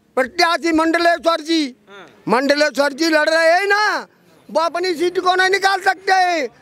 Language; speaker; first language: Hindi; native; Hindi